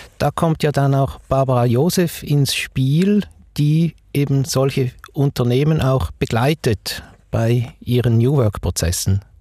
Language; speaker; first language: German; native; German